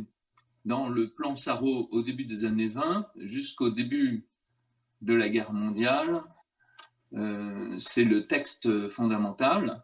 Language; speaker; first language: French; native; French